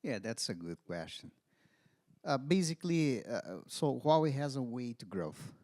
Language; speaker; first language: English; non-native, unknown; Portuguese